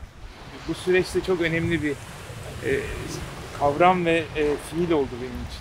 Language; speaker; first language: Turkish; native; Turkish